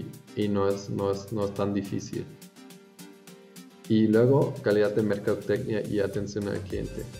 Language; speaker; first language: Spanish; non-native, fluent; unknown